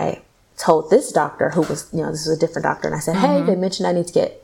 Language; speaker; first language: English; native; English